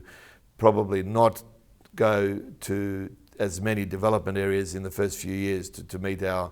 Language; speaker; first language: English; native; English